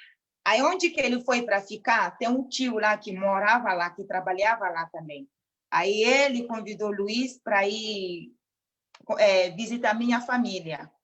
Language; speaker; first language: Portuguese; non-native, local second language; Mandingo